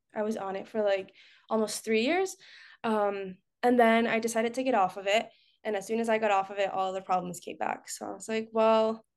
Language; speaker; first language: English; early bilingual, other home language; Spanish